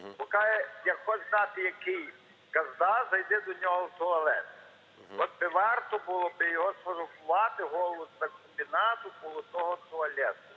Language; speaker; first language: Ukrainian; native; Ukrainian